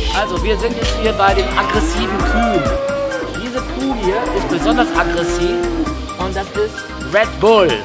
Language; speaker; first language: German; native; German